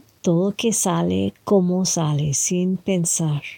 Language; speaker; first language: Spanish; non-native, fluent; French